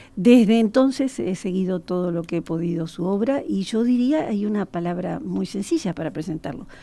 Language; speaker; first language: Spanish; native; Spanish